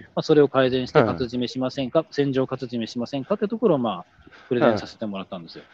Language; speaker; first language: Japanese; native; Japanese